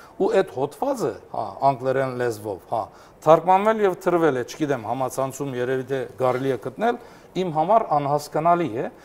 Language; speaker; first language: Armenian; early bilingual, heritage; Armenian